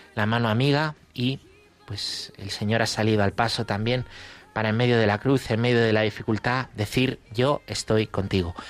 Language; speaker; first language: Spanish; native; Spanish